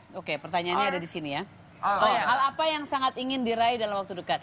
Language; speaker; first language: Indonesian; native; Indonesian